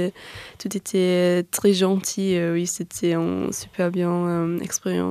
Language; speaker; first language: French; non-native, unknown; German